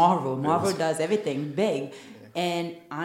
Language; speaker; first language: English; non-native, fluent; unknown